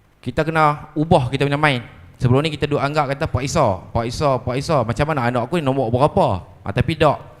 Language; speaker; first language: Malay; native; Malay